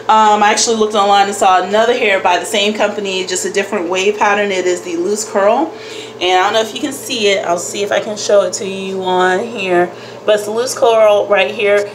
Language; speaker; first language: English; native; English